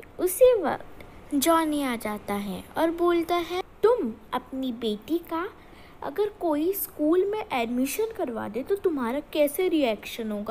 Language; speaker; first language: Hindi; native; Hindi